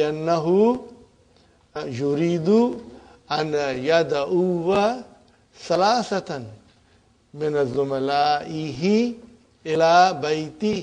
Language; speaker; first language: Arabic; non-native, fluent; Urdu